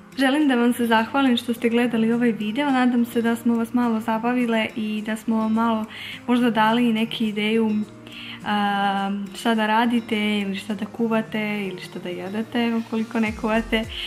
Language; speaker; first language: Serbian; non-native, local second language; Slovak